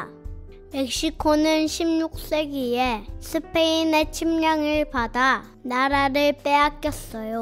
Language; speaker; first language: Korean; native; Korean